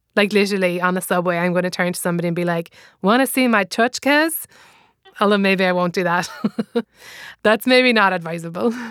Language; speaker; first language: English; native; English